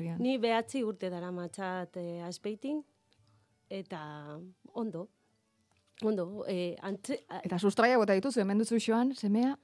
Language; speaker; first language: Basque; non-native, learner; Galician